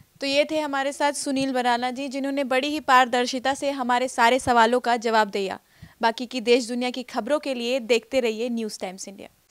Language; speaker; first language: Hindi; native; Hindi